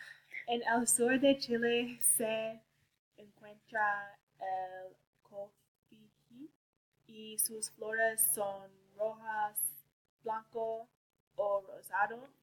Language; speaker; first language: Spanish; non-native, learner; English